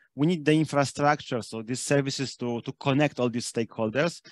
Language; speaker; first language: English; non-native, fluent; German